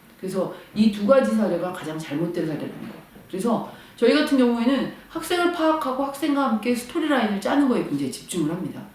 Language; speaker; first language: Korean; native; Korean